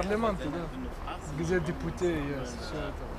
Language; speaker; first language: Russian; non-native, learner; Arabic